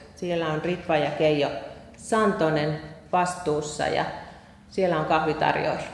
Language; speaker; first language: Finnish; native; Finnish